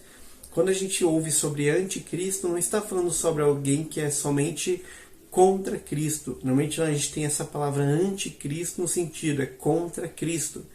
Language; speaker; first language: Portuguese; native; Portuguese